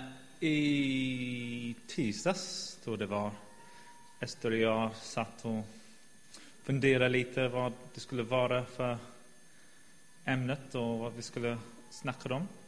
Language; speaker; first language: Swedish; non-native, fluent; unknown